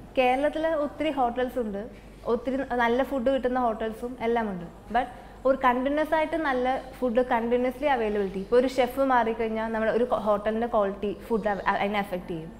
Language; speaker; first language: Malayalam; native; Malayalam